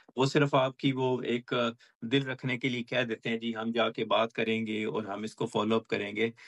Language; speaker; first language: Urdu; non-native, local second language; Punjabi